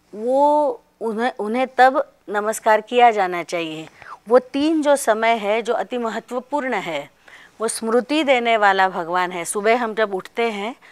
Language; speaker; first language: Hindi; non-native, local second language; Marathi